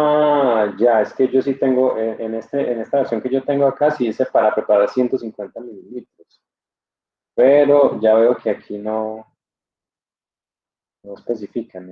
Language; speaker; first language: Spanish; native; Spanish